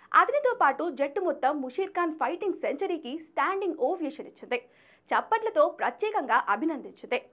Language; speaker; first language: Telugu; native; Telugu